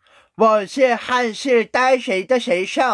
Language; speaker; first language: Chinese; non-native, learner; Korean